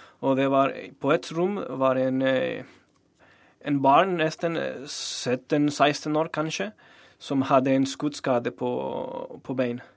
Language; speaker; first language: Norwegian; non-native, learner; Spanish